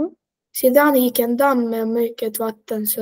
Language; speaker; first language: Swedish; non-native, learner; Russian